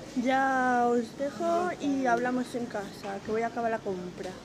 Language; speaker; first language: Spanish; native; Spanish